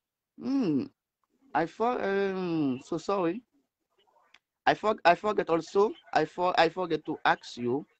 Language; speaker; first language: English; non-native, learner; Haitian Creole